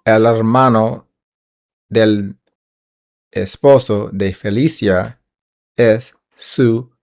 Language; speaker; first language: Spanish; non-native, learner; English